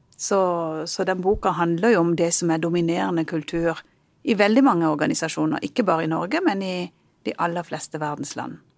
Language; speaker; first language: Norwegian; early bilingual, other home language; Punjabi